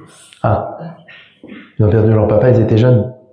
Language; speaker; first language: French; native; French